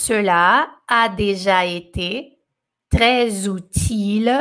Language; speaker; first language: French; non-native, fluent; Portuguese